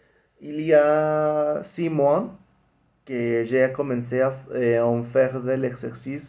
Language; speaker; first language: French; non-native, learner; Spanish